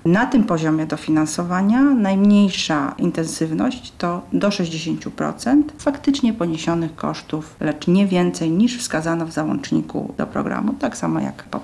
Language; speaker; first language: Polish; native; Polish